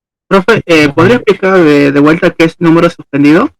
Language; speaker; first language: Spanish; native; Spanish